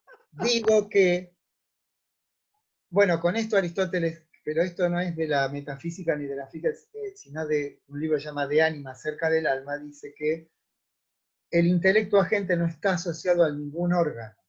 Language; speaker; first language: Spanish; native; Spanish